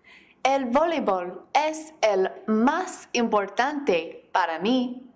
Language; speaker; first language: Spanish; non-native, fluent; English